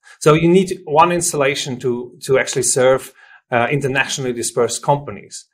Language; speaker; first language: English; non-native, fluent; German